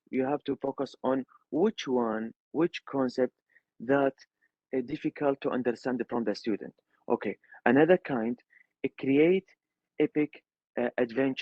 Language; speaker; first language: English; non-native, learner; Arabic